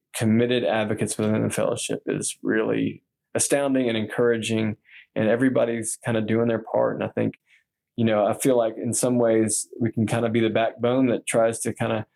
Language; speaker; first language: English; native; English